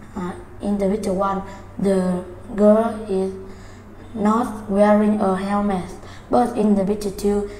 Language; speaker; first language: English; non-native, learner; Vietnamese